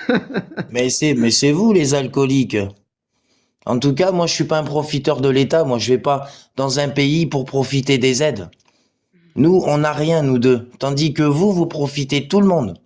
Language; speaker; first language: French; native; French